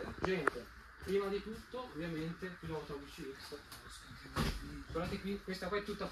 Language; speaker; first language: Italian; native; Italian